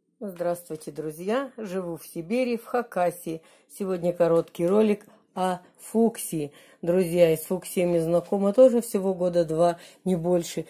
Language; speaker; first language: Russian; native; Russian